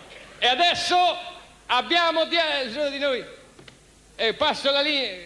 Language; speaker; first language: Italian; native; Italian